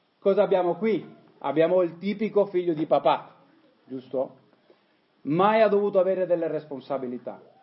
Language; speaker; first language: Italian; non-native, fluent; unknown